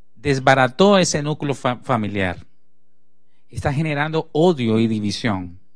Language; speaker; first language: Spanish; native; Spanish